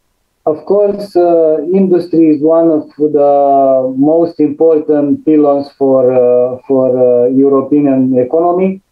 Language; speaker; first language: English; non-native, fluent; Romanian